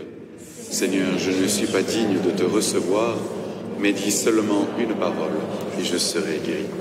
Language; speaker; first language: French; native; French